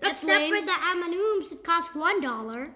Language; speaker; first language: English; native; English